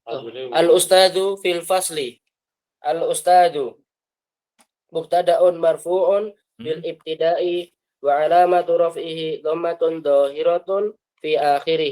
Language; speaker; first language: Arabic; non-native, learner; Indonesian